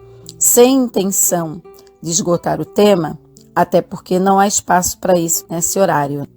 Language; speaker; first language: Portuguese; native; Portuguese